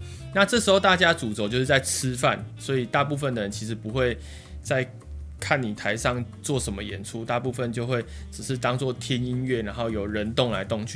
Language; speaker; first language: Chinese; native; Chinese